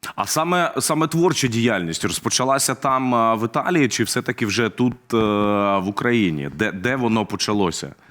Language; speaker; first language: Ukrainian; native; Ukrainian